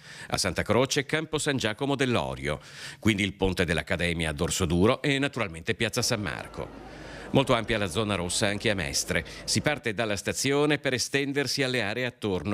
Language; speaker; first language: Italian; native; Italian